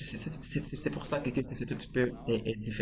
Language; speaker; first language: French; non-native, fluent; Portuguese